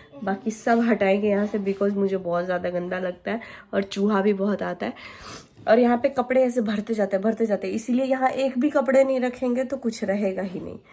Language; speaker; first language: Hindi; native; Hindi